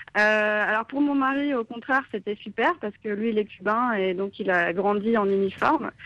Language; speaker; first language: French; native; French